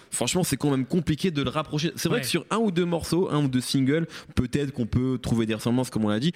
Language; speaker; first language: French; native; French